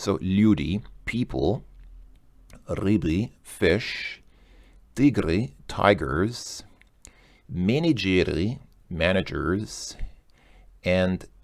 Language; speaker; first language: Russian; non-native, learner; English